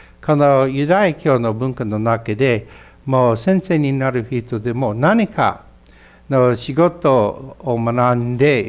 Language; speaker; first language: Japanese; non-native, fluent; English